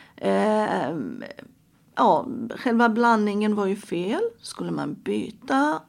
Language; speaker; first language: Swedish; non-native, fluent; Persian